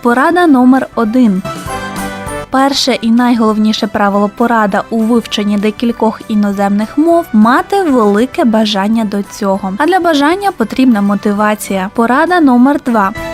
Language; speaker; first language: Ukrainian; native; Ukrainian